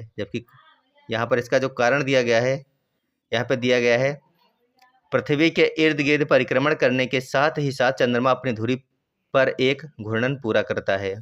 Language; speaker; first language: Hindi; native; Hindi